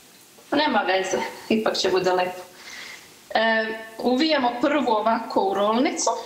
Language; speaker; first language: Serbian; early bilingual, heritage; Serbian